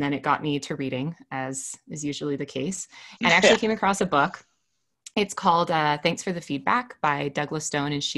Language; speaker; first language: English; native; English